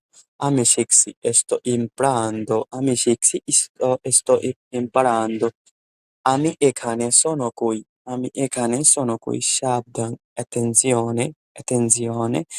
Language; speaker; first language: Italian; non-native, fluent; Bangla